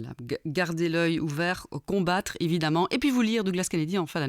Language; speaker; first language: French; native; French